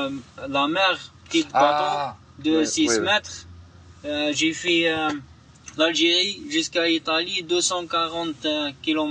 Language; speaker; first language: French; non-native, learner; Arabic